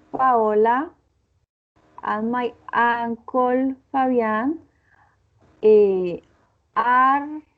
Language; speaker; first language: English; non-native, learner; Spanish